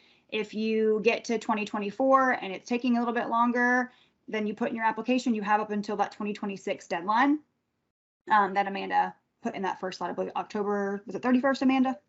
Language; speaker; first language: English; native; English